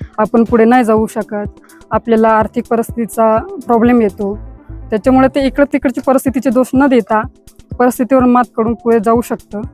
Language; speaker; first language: Marathi; non-native, local second language; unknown